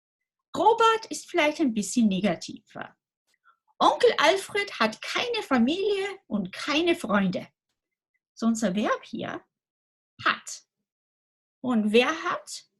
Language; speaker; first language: German; non-native, fluent; English